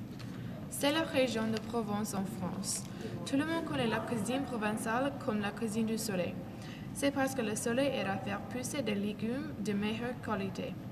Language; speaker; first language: French; non-native, learner; English